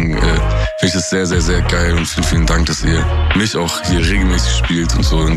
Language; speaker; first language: German; native; German